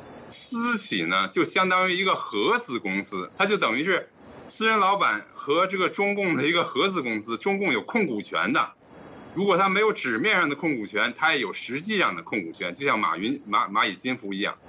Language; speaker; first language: Chinese; native; Chinese